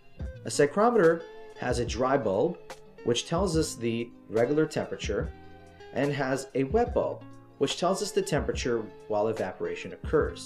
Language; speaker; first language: English; native; English